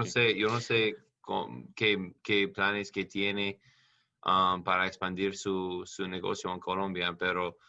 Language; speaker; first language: Spanish; non-native, learner; English